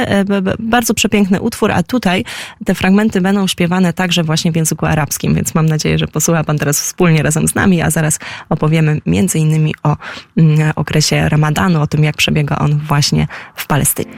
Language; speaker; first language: Polish; native; Polish